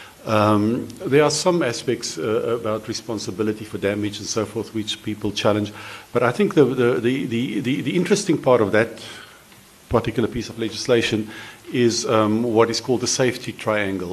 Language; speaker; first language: English; non-native, local second language; Afrikaans